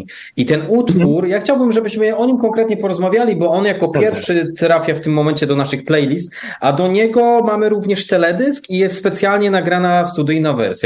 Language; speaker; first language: Polish; native; Polish